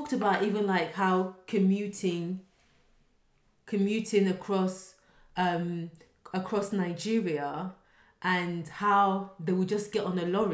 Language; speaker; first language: English; non-native, local second language; Yoruba